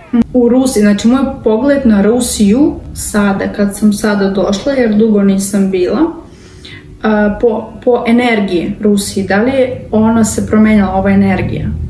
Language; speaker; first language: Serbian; non-native, learner; Russian